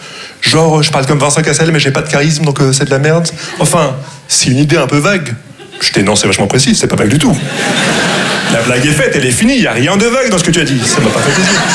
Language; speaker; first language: French; early bilingual, other home language; Arabic